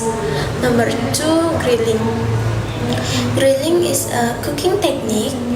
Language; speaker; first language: English; non-native, learner; Indonesian